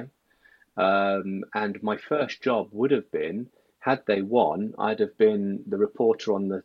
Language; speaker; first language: English; native; English